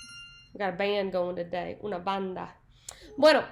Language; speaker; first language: Spanish; non-native, learner; English